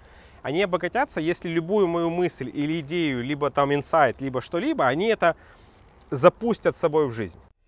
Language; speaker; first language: Russian; native; Russian